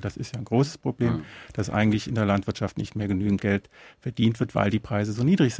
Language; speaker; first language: German; native; German